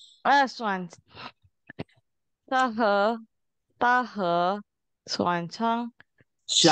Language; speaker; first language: Chinese; non-native, learner; Indonesian